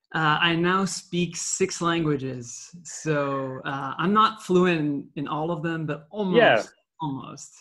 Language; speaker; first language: English; non-native, fluent; French